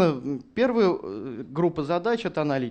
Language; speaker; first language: Russian; native; Russian